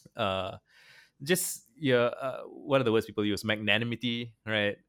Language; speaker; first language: English; native; English